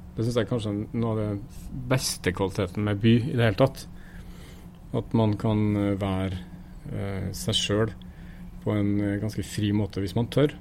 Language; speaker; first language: Norwegian; native; Norwegian